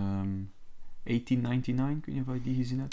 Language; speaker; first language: Dutch; native; Dutch